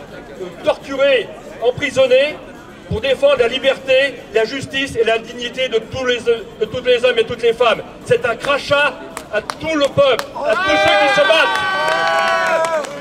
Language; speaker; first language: French; native; French